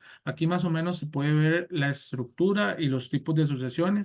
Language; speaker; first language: Spanish; native; Spanish